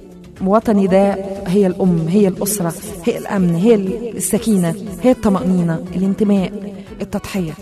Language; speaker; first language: Arabic; native; Arabic